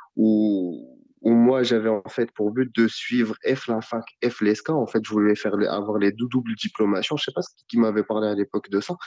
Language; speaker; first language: French; non-native, local second language; Arabic